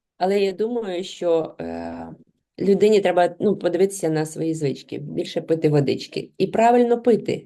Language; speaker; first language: Ukrainian; non-native, local second language; Russian